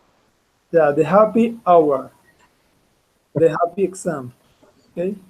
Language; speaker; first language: English; non-native, fluent; Spanish